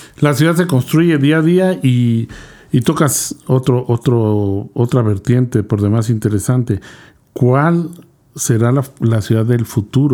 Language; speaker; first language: Spanish; native; Spanish